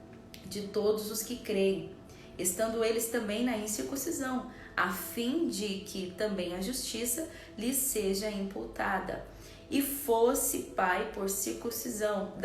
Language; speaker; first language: Portuguese; native; Portuguese